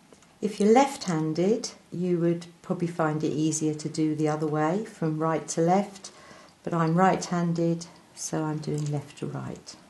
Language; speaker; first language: English; native; English